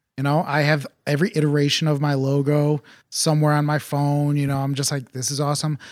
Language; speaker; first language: English; native; English